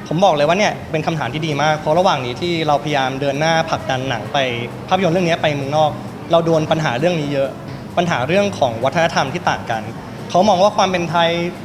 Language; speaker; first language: Thai; native; Thai